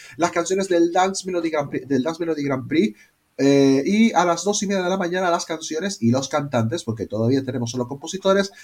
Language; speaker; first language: Spanish; native; Spanish